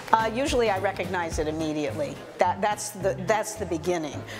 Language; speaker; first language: English; native; English